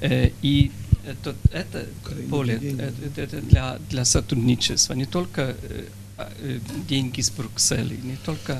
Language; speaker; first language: Russian; non-native, fluent; Polish